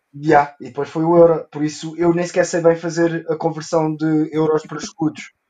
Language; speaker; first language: Portuguese; early bilingual, heritage; Portuguese